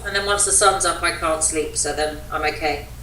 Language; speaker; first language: English; native; English